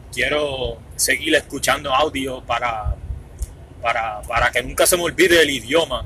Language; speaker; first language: Spanish; early bilingual, heritage; Spanish